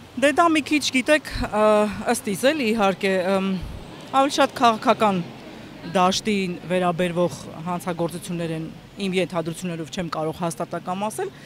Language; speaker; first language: Armenian; native; Armenian